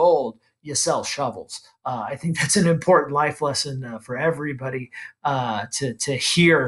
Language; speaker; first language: English; native; English